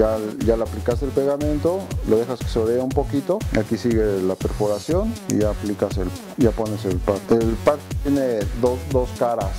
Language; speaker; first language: Spanish; native; Spanish